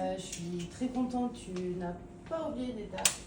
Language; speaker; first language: French; native; French